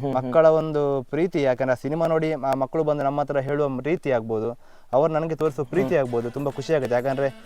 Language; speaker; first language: Kannada; non-native, local second language; Konkani